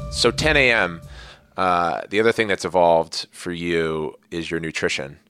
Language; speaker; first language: English; early bilingual, other home language; Arabic